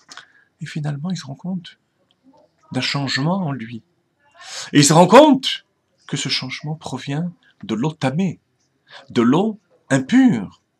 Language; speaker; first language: French; native; French